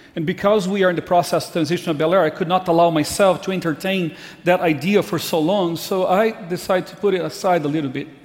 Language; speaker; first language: English; non-native, fluent; Portuguese